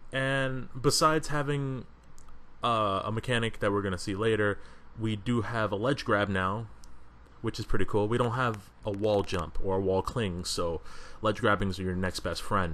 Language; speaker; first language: English; native; English